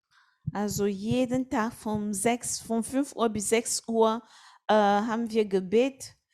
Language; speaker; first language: German; non-native, fluent; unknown